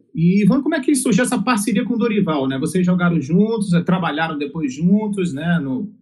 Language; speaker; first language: Portuguese; native; Portuguese